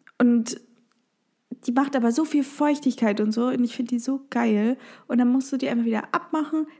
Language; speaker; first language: German; native; German